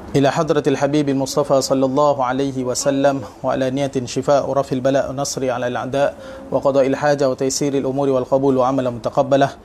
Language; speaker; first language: Arabic; non-native, fluent; Malay